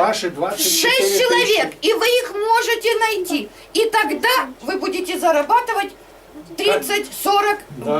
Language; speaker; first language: Russian; non-native, local second language; Ukrainian